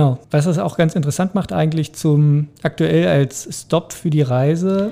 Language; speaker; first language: German; native; German